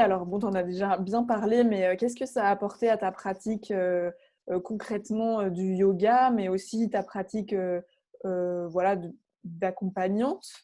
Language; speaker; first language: French; native; French